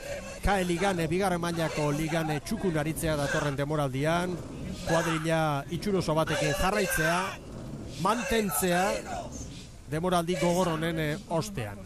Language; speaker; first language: Basque; native; Basque